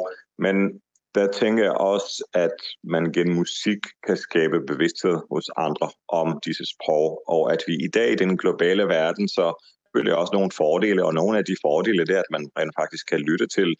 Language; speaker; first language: Danish; non-native, fluent; Hebrew